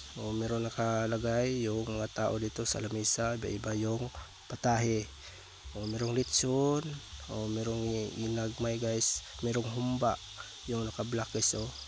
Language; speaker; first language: Filipino; non-native, local second language; Cebuano